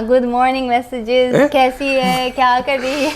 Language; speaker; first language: Hindi; non-native, learner; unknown